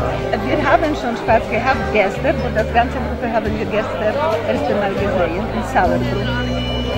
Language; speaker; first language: German; non-native, learner; Polish